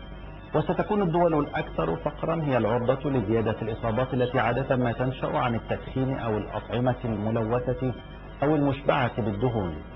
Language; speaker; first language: Arabic; native; Arabic